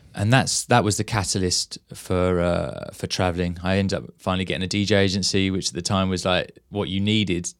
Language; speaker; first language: English; native; English